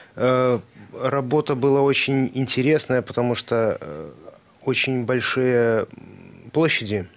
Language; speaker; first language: Russian; native; Russian